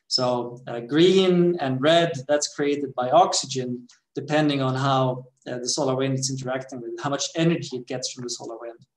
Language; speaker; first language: English; non-native, fluent; Swedish